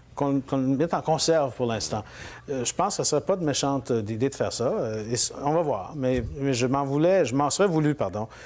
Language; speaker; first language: French; native; French